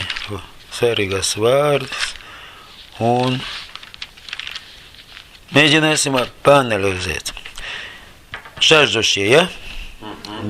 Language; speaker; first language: Latvian; non-native, learner; Russian